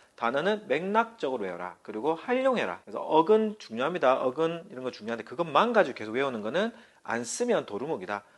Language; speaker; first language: Korean; native; Korean